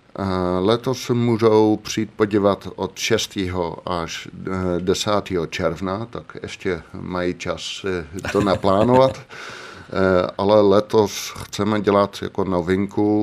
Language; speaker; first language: Czech; non-native, fluent; Dutch